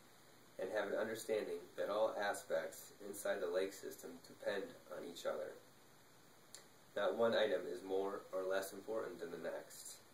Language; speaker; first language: English; native; English